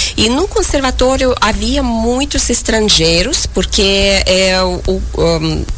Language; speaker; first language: Portuguese; non-native, fluent; Russian